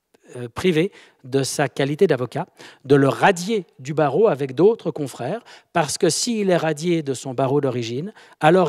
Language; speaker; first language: French; native; French